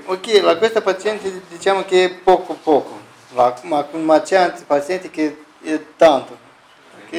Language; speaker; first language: Italian; non-native, fluent; Romanian